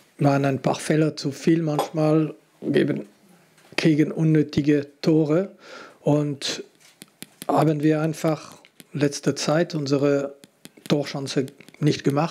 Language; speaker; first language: German; non-native, local second language; French